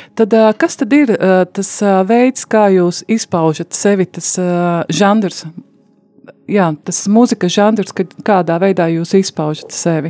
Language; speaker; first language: Latvian; native; Latvian